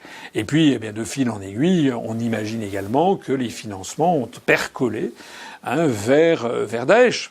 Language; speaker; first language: French; native; French